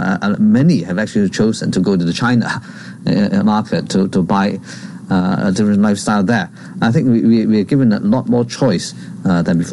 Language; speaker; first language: English; non-native, local second language; Cantonese